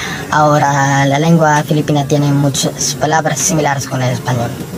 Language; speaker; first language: Spanish; non-native, fluent; Filipino